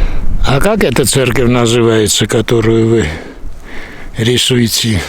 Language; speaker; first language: Russian; non-native, local second language; Armenian